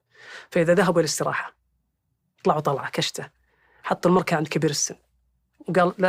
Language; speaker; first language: Arabic; native; Arabic